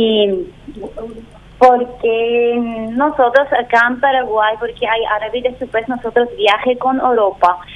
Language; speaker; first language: Spanish; non-native, learner; Arabic